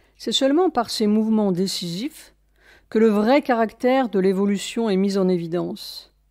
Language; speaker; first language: French; native; French